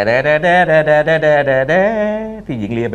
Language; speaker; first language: Thai; native; Thai